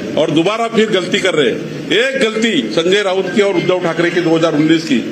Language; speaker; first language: Hindi; non-native, local second language; Marathi